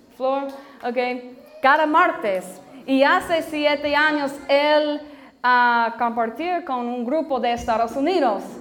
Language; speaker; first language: Spanish; non-native, learner; English